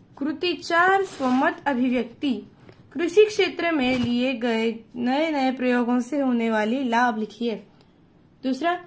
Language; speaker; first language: Hindi; non-native, local second language; Marathi